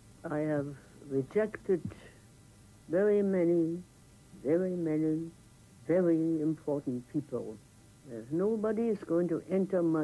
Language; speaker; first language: English; non-native, fluent; German